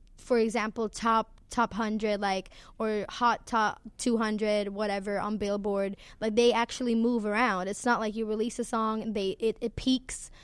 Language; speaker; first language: English; non-native, fluent; Swedish